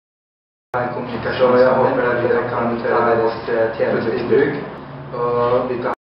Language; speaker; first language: Norwegian; non-native, fluent; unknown